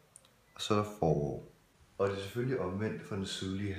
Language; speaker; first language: Danish; native; Danish